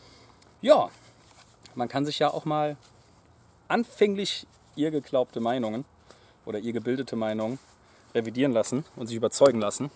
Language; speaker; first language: German; native; German